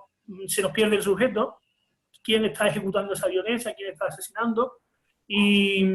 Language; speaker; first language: Spanish; native; Spanish